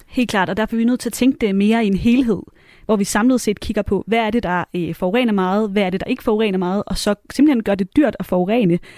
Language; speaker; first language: Danish; native; Danish